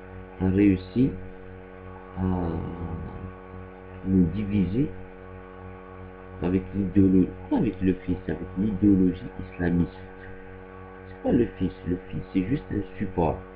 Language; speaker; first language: French; non-native, local second language; Arabic